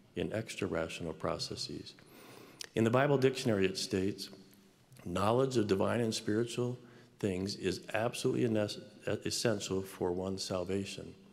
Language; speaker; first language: English; native; English